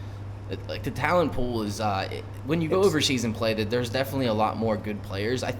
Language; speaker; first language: English; native; English